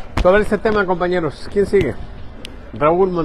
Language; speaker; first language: Spanish; native; Spanish